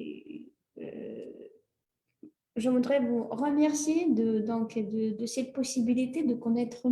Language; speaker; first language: French; non-native, fluent; Russian